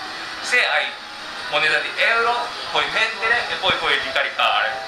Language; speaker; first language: Italian; non-native, learner; Japanese